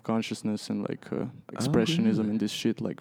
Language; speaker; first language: English; non-native, fluent; Croatian